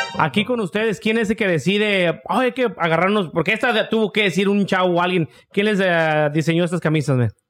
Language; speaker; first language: Spanish; early bilingual, heritage; English